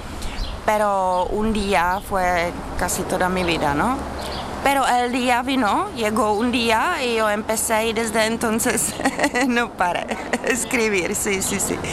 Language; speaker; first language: Spanish; non-native, fluent; Czech